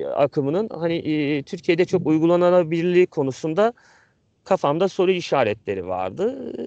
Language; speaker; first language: Turkish; native; Turkish